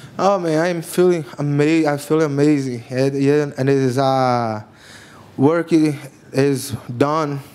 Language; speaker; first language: English; non-native, learner; Portuguese